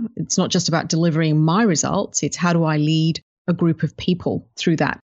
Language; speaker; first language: English; native; English